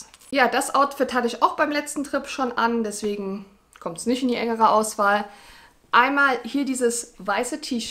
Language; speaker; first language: German; native; German